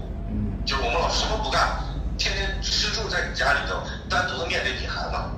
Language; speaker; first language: Chinese; native; Chinese